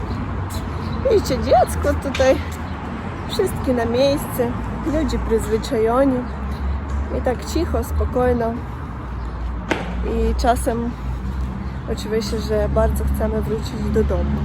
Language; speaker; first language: Polish; non-native, learner; Russian